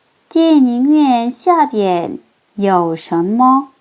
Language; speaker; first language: Chinese; non-native, fluent; Korean